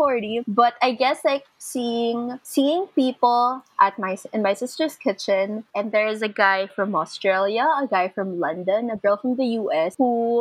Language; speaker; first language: English; non-native, local second language; Filipino